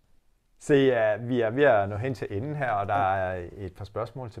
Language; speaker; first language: Danish; native; Danish